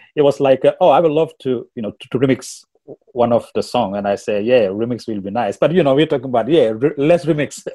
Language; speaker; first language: English; non-native, learner; Wolof